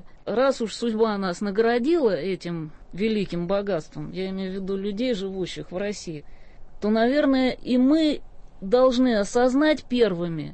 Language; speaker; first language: Russian; native; Russian